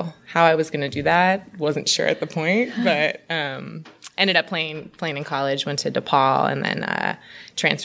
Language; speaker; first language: English; native; English